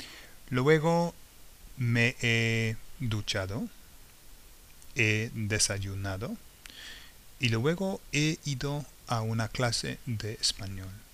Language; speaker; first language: Spanish; non-native, fluent; English